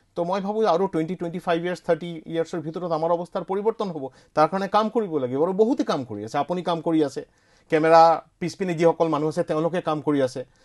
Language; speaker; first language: Assamese; non-native, local second language; Bangla